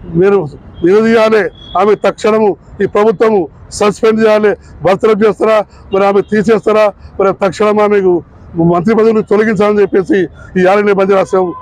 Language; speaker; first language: Telugu; non-native, local second language; Lambadi